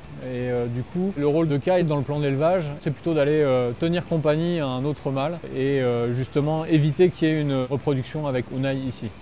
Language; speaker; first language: French; native; French